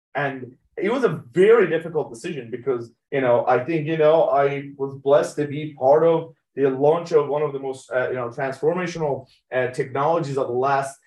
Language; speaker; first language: English; early bilingual, other home language; Persian